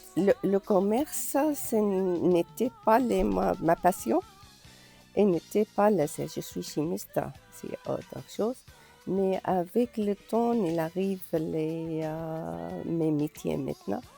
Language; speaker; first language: French; non-native, learner; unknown